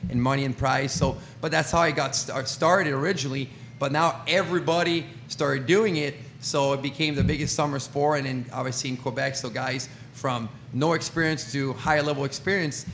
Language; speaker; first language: English; non-native, fluent; French